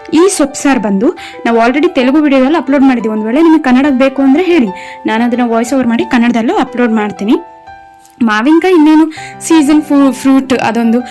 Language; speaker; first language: Kannada; non-native, local second language; Telugu